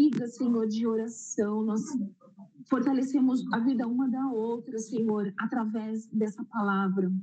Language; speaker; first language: Portuguese; native; Portuguese